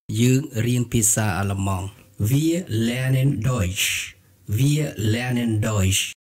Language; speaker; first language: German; non-native, learner; Khmer